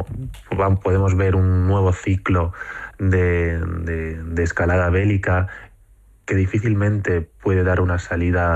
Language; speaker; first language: Spanish; native; Spanish